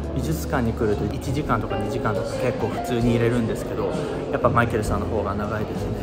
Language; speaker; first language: Japanese; native; Japanese